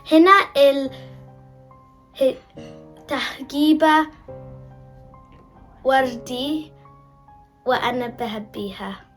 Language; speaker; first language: Arabic; early bilingual, heritage; Arabic